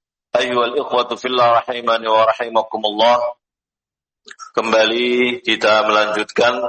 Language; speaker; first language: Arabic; non-native, fluent; Indonesian